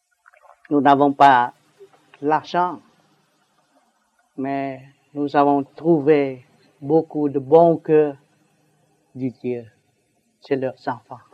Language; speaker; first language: French; non-native, learner; Vietnamese